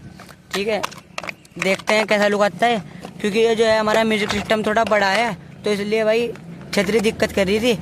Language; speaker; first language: Hindi; native; Hindi